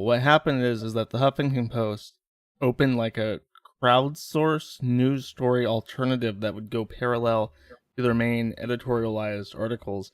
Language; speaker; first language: English; native; English